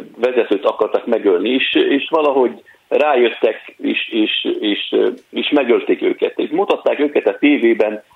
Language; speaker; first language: Hungarian; non-native, fluent; Arabic